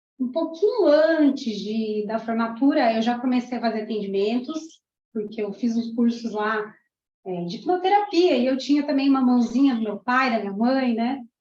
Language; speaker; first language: Portuguese; early bilingual, other home language; Spanish